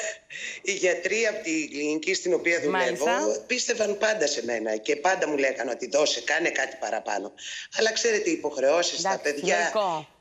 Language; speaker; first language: Greek; native; Greek